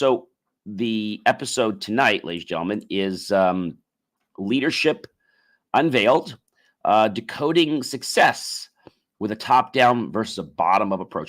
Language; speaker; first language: English; native; English